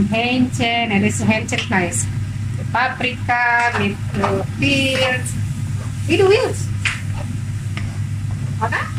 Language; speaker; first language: German; non-native, learner; Indonesian